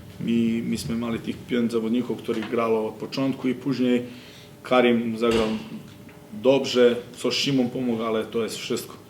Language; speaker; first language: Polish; non-native, fluent; Serbian